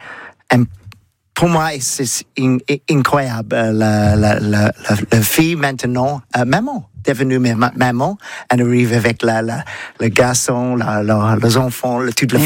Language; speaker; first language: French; non-native, learner; English